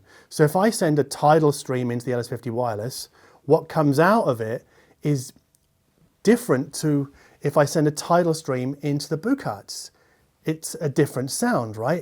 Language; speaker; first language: English; native; English